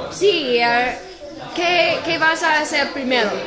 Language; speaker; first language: Spanish; non-native, fluent; English